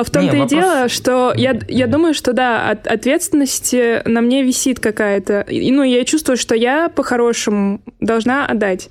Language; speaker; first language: Russian; native; Russian